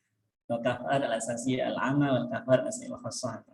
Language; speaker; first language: Arabic; non-native, fluent; Indonesian